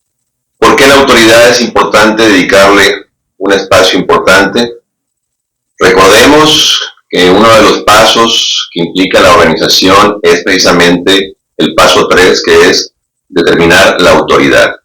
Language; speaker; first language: Spanish; native; Spanish